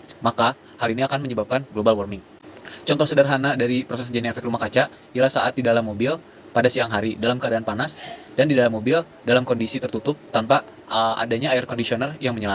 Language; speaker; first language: Indonesian; native; Indonesian